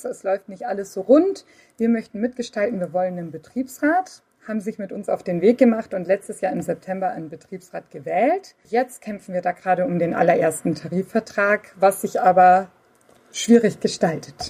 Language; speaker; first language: German; native; German